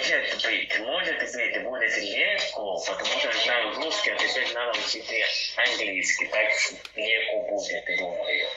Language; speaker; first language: Russian; non-native, learner; Portuguese